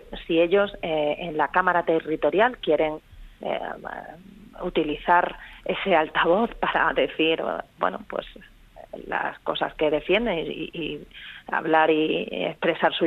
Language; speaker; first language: Spanish; native; Spanish